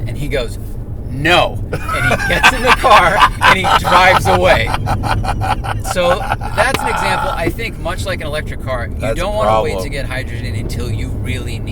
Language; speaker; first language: English; native; English